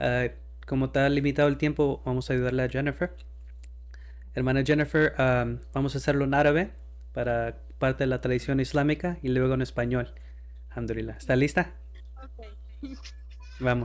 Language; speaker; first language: Spanish; early bilingual, heritage; Spanish